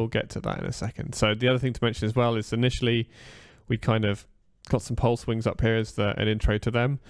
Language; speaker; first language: English; native; English